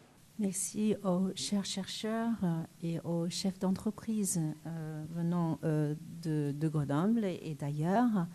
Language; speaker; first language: French; non-native, fluent; Chinese